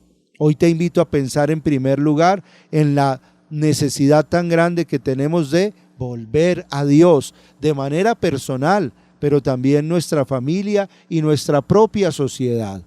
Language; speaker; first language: Spanish; native; Spanish